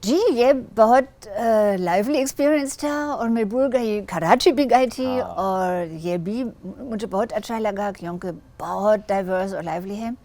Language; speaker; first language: Hindi; non-native, learner; German